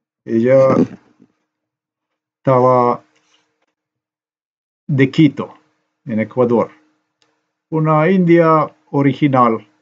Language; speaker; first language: Spanish; non-native, learner; Slovenian